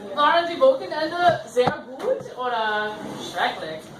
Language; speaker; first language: German; non-native, fluent; English